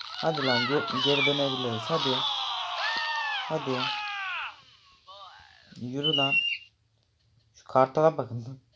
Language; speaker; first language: Turkish; native; Turkish